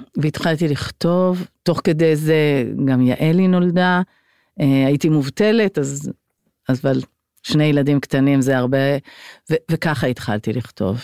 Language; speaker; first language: Hebrew; native; Hebrew